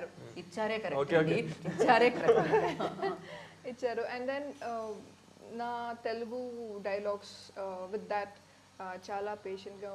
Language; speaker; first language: Telugu; non-native, learner; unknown